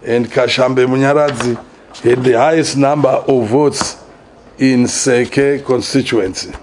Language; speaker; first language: English; non-native, local second language; Shona